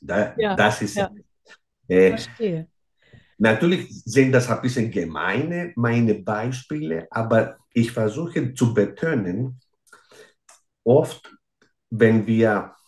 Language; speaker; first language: German; non-native, fluent; Greek